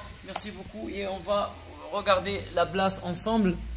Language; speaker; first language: French; non-native, fluent; Arabic